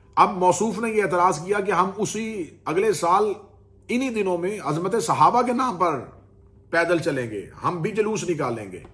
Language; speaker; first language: Urdu; non-native, local second language; Punjabi